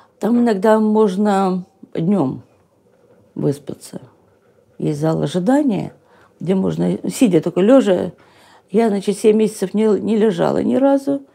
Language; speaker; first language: Russian; native; Russian